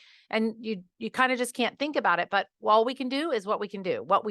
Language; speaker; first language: English; native; English